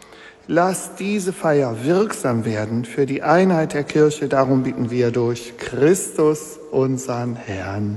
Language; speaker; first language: German; native; German